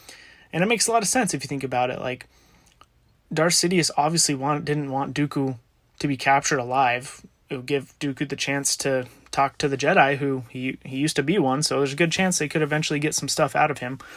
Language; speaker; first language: English; native; English